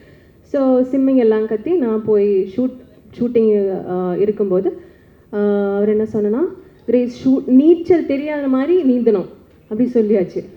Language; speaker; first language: Tamil; non-native, learner; Malayalam